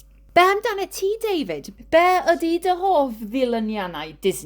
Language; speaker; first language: Welsh; non-native, learner; English